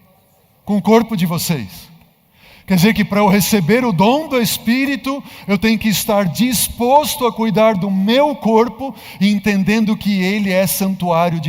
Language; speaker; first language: Portuguese; native; Portuguese